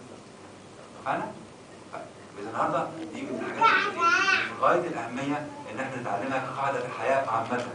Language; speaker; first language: Arabic; native; Arabic